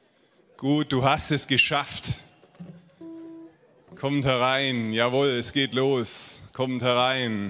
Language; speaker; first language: German; native; German